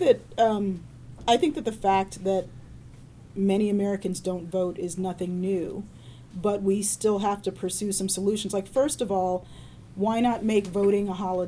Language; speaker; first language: English; native; English